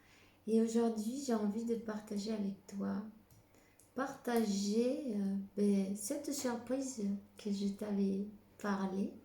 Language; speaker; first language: French; non-native, fluent; Spanish